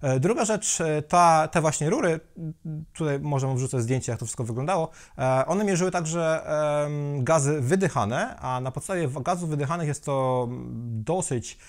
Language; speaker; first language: Polish; native; Polish